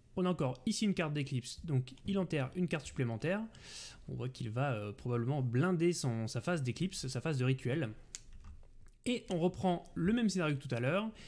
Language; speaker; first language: French; native; French